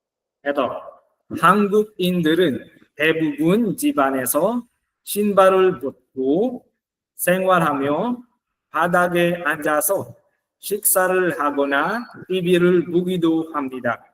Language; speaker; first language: Korean; non-native, learner; Filipino